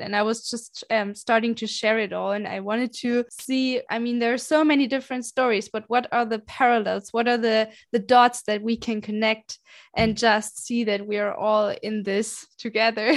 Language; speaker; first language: English; non-native, fluent; German